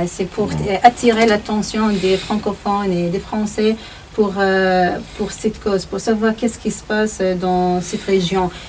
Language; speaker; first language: French; non-native, fluent; Arabic